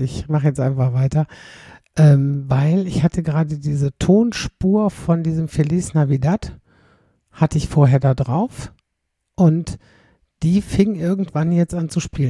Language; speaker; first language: German; native; German